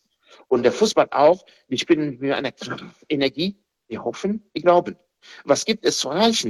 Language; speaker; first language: German; non-native, fluent; Haitian Creole